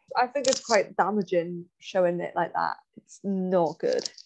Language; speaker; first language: English; native; English